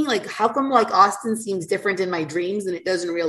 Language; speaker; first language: English; native; English